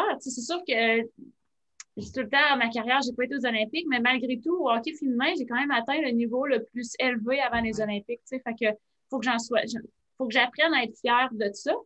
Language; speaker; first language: French; native; French